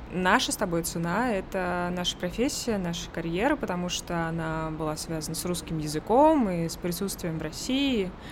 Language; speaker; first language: Russian; native; Russian